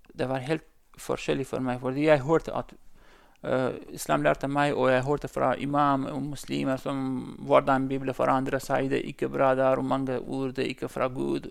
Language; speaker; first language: Norwegian; non-native, learner; Central Kurdish